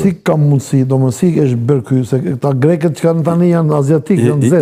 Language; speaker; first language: Albanian; native; Albanian